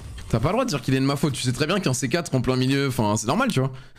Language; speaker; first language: French; native; French